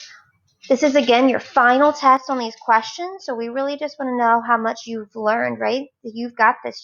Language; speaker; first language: English; native; English